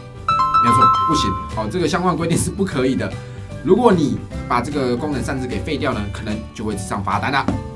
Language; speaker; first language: Chinese; native; Chinese